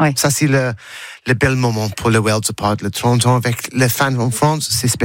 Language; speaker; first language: French; non-native, learner; English